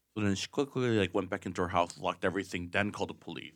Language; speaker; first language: English; native; English